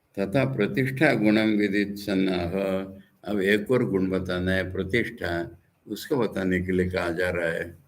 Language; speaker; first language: Hindi; non-native, local second language; Bangla